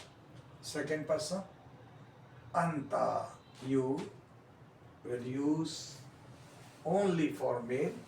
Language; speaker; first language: English; non-native, local second language; Hindi